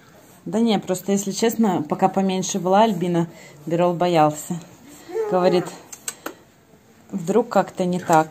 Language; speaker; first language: Russian; native; Russian